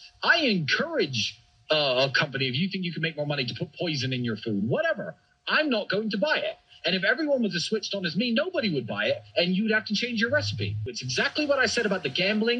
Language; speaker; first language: English; native; English